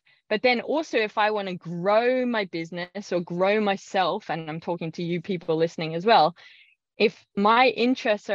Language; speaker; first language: English; native; English